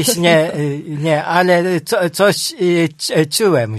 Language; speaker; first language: Polish; non-native, learner; Japanese